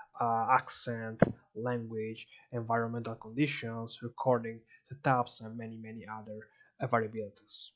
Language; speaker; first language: English; non-native, fluent; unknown